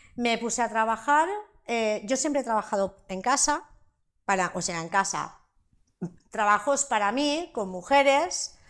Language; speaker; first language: Spanish; non-native, local second language; Catalan